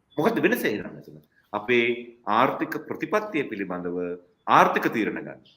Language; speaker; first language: Sinhala; non-native, local second language; Tamil